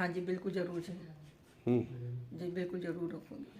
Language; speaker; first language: Hindi; native; Hindi